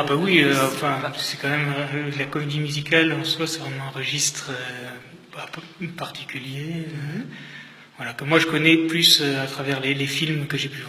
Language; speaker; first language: French; native; French